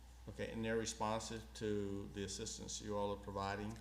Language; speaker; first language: English; native; English